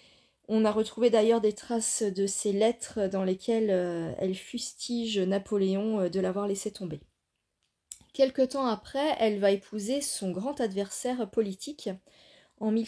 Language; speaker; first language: French; native; French